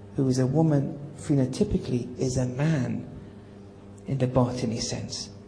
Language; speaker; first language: English; native; English